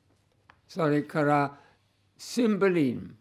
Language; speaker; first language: Japanese; non-native, fluent; English